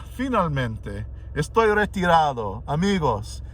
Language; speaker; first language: Spanish; non-native, fluent; English